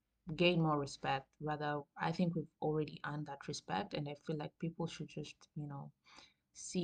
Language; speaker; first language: English; non-native, local second language; Swahili